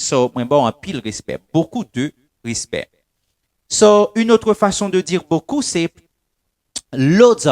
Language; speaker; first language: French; non-native, local second language; Haitian Creole